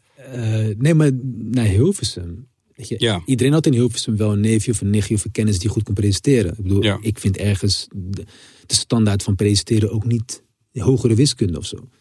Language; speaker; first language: Dutch; native; Dutch